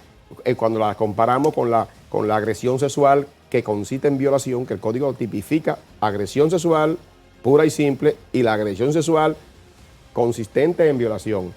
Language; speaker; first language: Spanish; native; Spanish